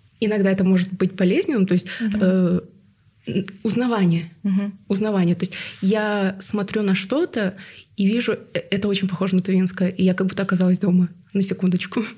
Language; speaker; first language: Russian; non-native, local second language; Tuvinian